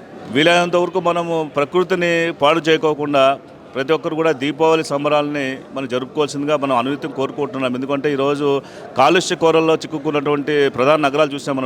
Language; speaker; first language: Telugu; native; Telugu